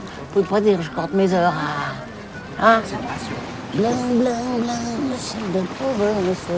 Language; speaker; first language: French; native; French